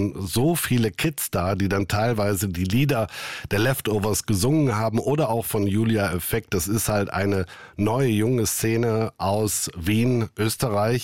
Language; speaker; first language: German; native; German